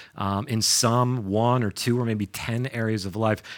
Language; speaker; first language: English; native; English